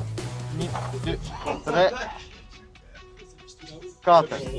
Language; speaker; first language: Albanian; native; Albanian